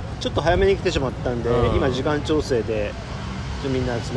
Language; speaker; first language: Japanese; native; Japanese